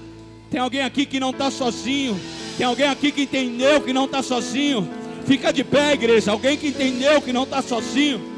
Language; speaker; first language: Portuguese; native; Portuguese